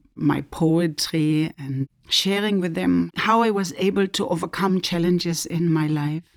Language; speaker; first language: English; non-native, fluent; German